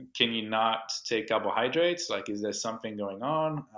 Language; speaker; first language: English; non-native, local second language; French